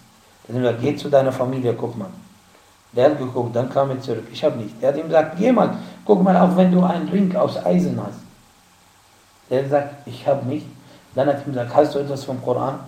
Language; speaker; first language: German; non-native, fluent; Arabic